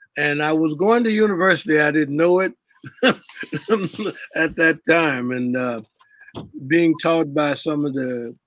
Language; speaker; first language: English; native; English